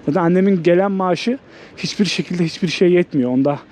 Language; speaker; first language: Turkish; native; Turkish